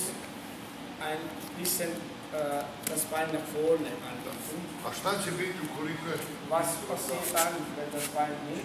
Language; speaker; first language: German; non-native, fluent; Croatian